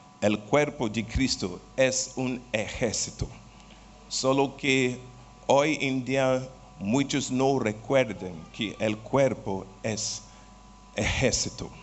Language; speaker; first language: Spanish; non-native, learner; Portuguese